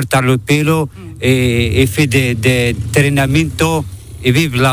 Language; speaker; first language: Spanish; non-native, learner; Arabic